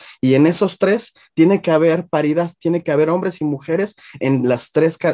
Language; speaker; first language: Spanish; native; Spanish